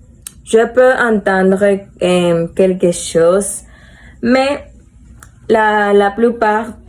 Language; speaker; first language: French; non-native, learner; Spanish